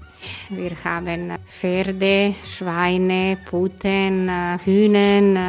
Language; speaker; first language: German; non-native, learner; Croatian